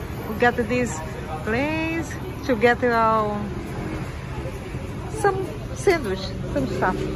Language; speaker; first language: English; non-native, learner; Portuguese